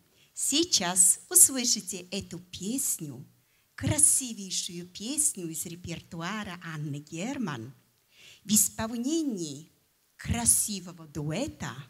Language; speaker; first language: Russian; non-native, fluent; Polish